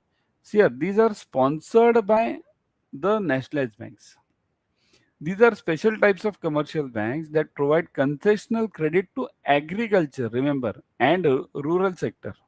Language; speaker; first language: English; non-native, local second language; Hindi